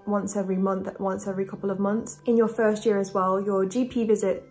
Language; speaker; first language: English; native; English